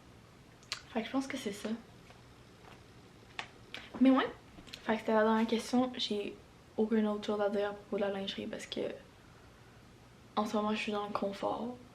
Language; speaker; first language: French; native; French